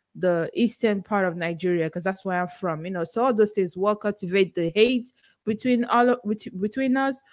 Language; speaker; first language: English; non-native, local second language; Igbo